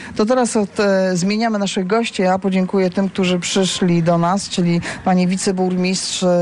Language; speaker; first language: Polish; native; Polish